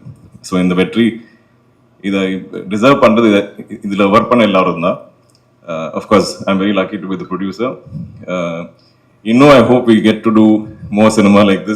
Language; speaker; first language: Tamil; non-native, local second language; Malayalam